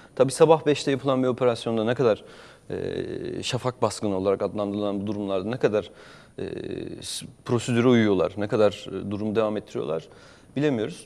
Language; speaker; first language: Turkish; native; Turkish